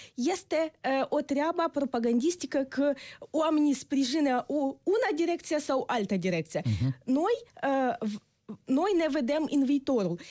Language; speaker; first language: Romanian; non-native, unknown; Ukrainian